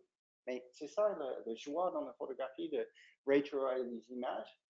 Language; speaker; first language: French; non-native, fluent; English